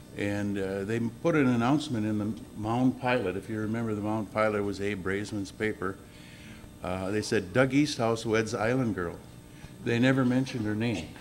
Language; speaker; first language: English; native; English